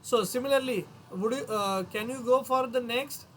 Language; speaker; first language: Hindi; non-native, local second language; Marathi